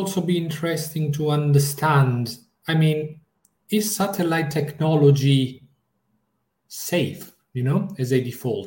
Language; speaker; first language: English; non-native, fluent; Italian